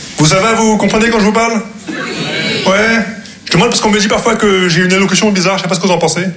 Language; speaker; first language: French; non-native, local second language; Arabic